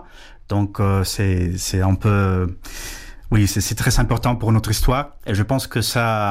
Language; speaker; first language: French; non-native, fluent; Spanish